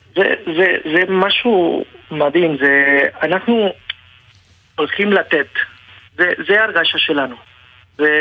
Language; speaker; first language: Hebrew; non-native, fluent; Spanish